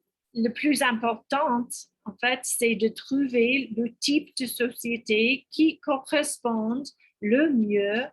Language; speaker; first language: French; non-native, fluent; English